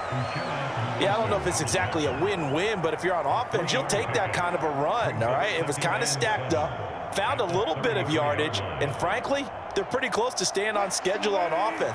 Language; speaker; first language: English; native; English